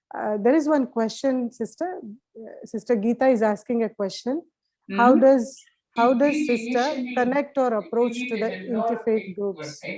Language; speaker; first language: English; non-native, local second language; Hindi